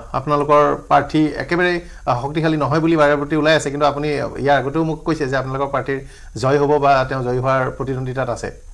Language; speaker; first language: Assamese; native; Assamese